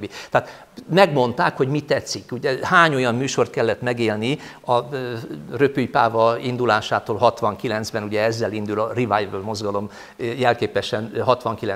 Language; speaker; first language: Hungarian; native; Hungarian